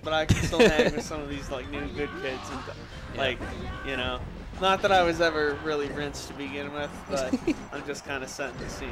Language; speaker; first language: English; native; English